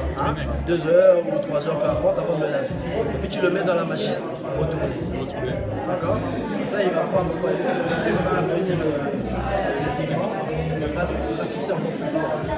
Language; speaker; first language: French; early bilingual, other home language; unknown